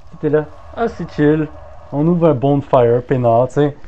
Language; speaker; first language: French; native; French